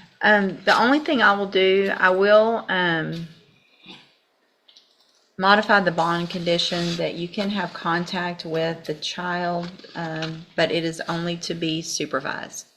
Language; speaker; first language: English; native; English